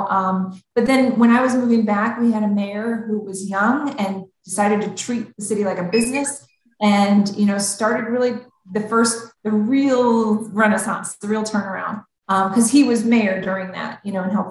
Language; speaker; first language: English; native; English